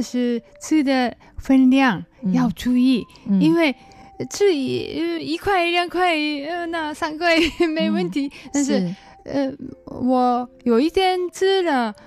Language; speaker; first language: Chinese; non-native, learner; Japanese